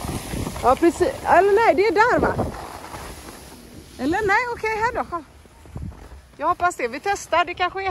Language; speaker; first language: Swedish; native; Swedish